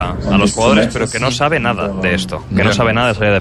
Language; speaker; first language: Spanish; native; Spanish